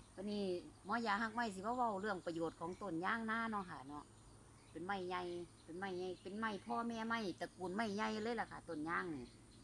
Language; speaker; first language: Thai; native; Thai